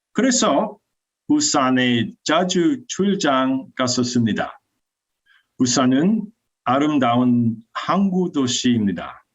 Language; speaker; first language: Korean; non-native, learner; English